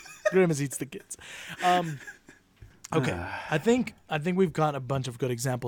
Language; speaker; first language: English; early bilingual, other home language; Spanish